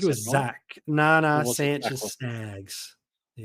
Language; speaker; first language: English; native; English